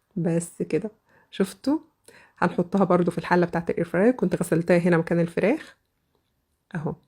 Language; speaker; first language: Arabic; native; Arabic